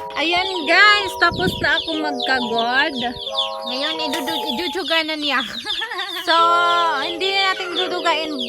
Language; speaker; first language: Filipino; non-native, local second language; Waray